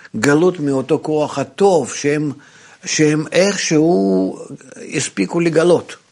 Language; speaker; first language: Hebrew; non-native, fluent; Russian